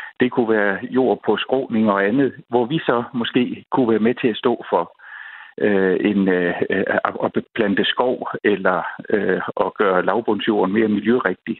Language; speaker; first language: Danish; native; Danish